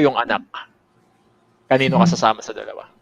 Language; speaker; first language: Filipino; native; Filipino